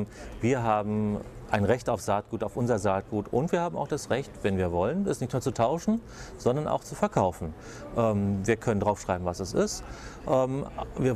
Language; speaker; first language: German; native; German